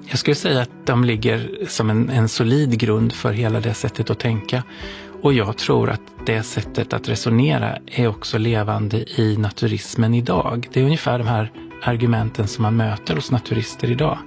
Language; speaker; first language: Swedish; native; Swedish